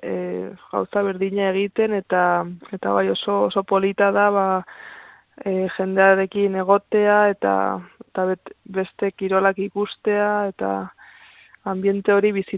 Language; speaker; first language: Basque; non-native, local second language; Spanish